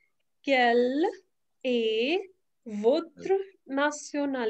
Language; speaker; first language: French; non-native, fluent; Hindi